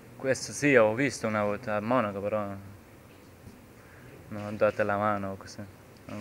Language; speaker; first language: Italian; early bilingual, heritage; German